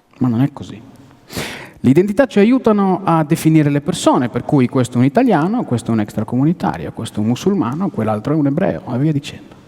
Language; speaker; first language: Italian; non-native, fluent; Hebrew